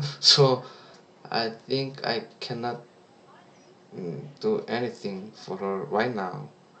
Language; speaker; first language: English; non-native, learner; Korean